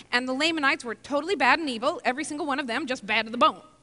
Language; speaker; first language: English; native; English